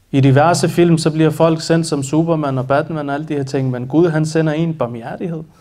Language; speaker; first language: Danish; early bilingual, other home language; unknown